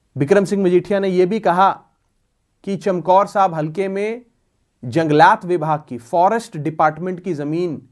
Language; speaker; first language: Hindi; non-native, local second language; Punjabi